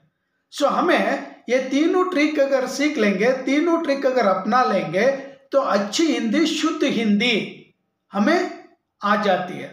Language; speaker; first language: Hindi; non-native, local second language; Kannada